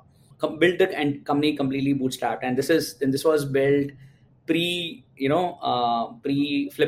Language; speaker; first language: English; non-native, local second language; Gujarati